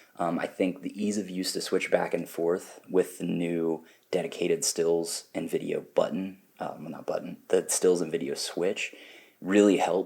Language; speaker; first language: English; native; English